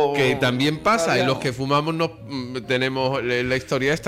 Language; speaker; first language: Spanish; native; Spanish